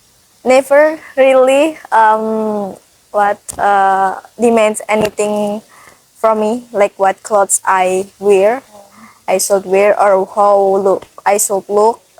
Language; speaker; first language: English; non-native, learner; Indonesian